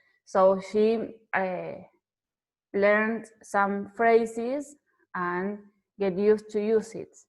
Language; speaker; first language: English; non-native, fluent; Spanish